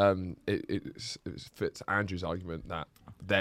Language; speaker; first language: English; native; English